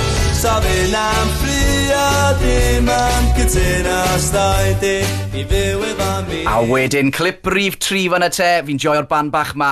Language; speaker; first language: Welsh; native; Welsh